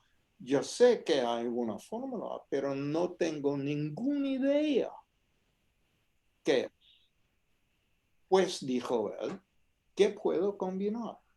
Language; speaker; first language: Spanish; non-native, fluent; English